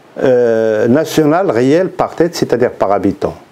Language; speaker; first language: French; non-native, local second language; Arabic